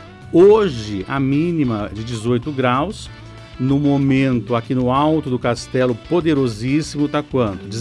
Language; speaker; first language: Portuguese; native; Portuguese